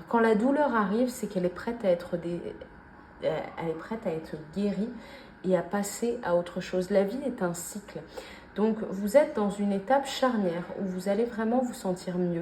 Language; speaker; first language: French; native; French